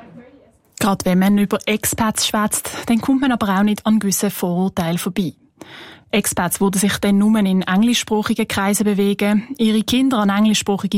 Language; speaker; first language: German; native; German